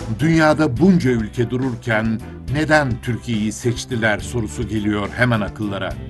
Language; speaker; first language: Turkish; native; Turkish